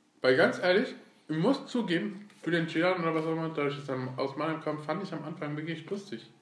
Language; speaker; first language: German; early bilingual, other home language; Turkish